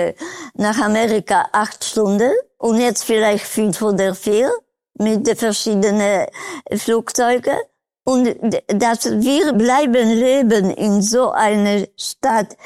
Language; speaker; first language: German; non-native, learner; Polish